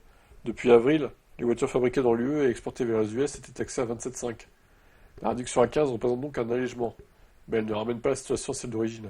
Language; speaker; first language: French; native; French